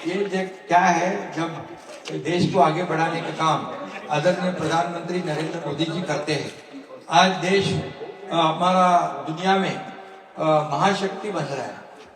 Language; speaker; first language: Hindi; non-native, local second language; Marathi